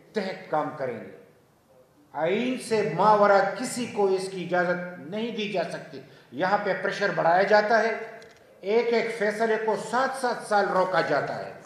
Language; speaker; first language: Urdu; non-native, local second language; Pashto